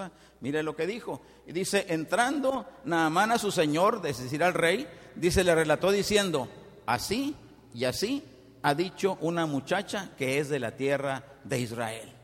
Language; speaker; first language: Spanish; native; Spanish